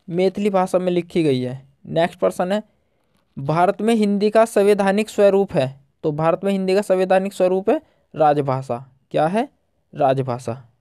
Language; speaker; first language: Hindi; native; Hindi